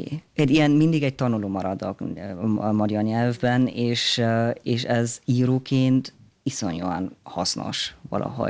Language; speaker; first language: Hungarian; non-native, fluent; German